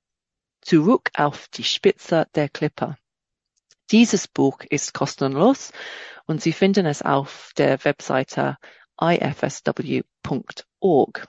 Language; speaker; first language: German; non-native, fluent; English